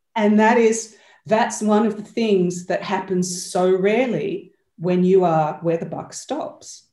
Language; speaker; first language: English; native; English